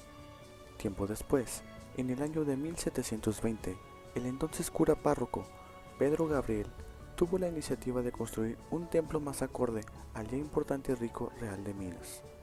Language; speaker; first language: Spanish; native; Spanish